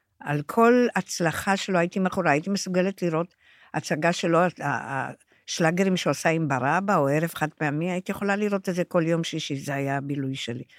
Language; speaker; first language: Hebrew; non-native, fluent; Romanian